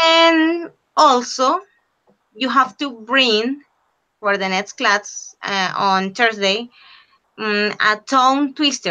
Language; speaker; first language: English; non-native, fluent; Spanish